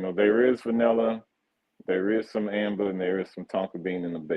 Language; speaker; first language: English; native; English